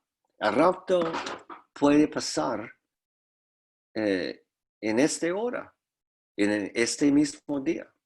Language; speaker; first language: Spanish; non-native, fluent; English